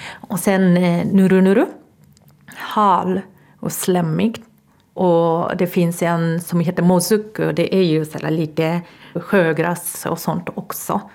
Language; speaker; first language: Swedish; non-native, fluent; Japanese